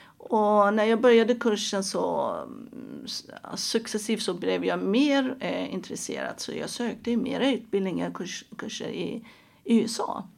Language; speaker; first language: Swedish; non-native, fluent; Persian